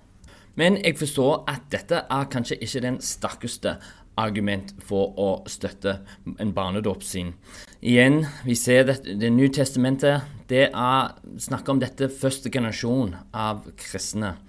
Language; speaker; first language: Norwegian; non-native, fluent; English